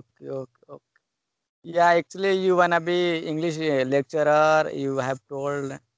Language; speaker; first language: English; non-native, learner; Hindi